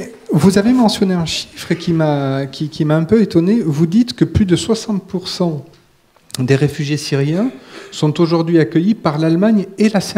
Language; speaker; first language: French; native; French